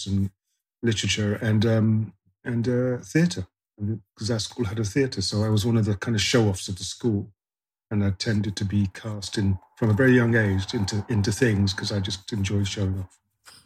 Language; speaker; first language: English; native; English